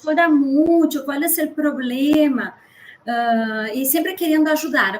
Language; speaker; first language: Spanish; early bilingual, heritage; Spanish